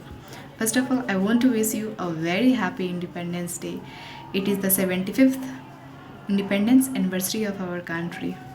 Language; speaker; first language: English; non-native, local second language; Hindi